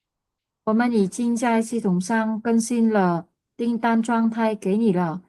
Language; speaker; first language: Chinese; non-native, learner; Vietnamese